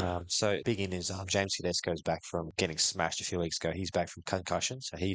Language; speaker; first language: English; native; English